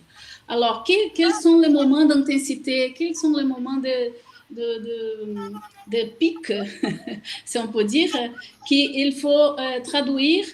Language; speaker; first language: French; non-native, learner; Portuguese